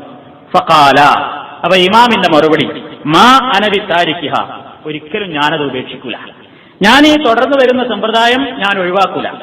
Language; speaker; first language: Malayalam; native; Malayalam